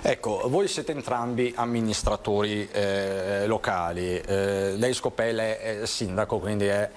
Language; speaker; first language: Italian; native; Italian